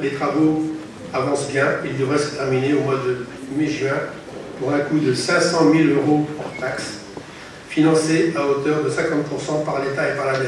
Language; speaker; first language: French; native; French